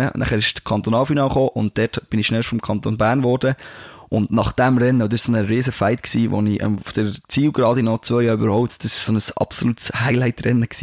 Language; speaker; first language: German; native; German